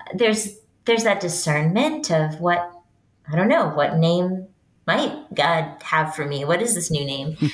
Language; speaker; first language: English; native; English